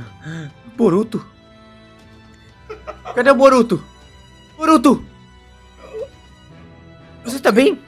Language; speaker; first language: Portuguese; native; Portuguese